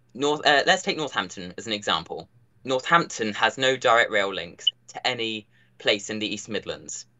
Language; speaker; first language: English; native; English